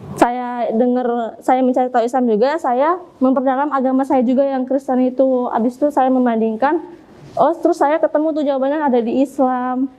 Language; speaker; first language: Indonesian; native; Indonesian